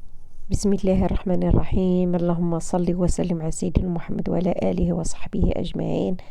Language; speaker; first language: Arabic; native; Arabic